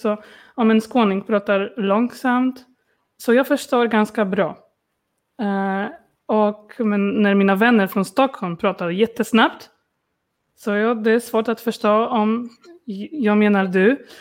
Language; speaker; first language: Swedish; non-native, learner; Polish